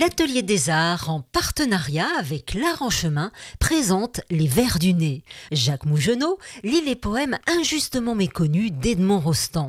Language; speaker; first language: French; native; French